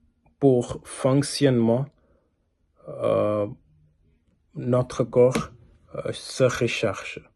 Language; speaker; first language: French; non-native, learner; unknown